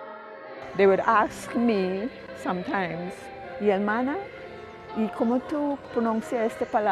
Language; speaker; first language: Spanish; non-native, learner; English